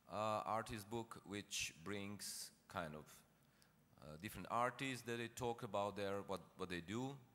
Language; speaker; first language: English; non-native, fluent; Slovenian